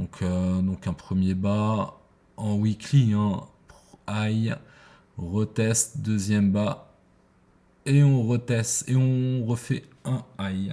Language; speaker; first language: French; native; French